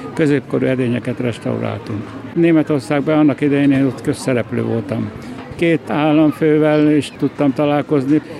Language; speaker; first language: Hungarian; native; Hungarian